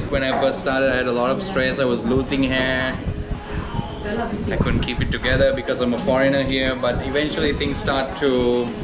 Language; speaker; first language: English; non-native, local second language; Sinhala